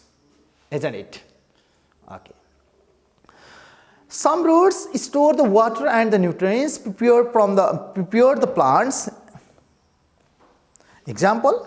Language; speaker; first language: English; non-native, local second language; Nepali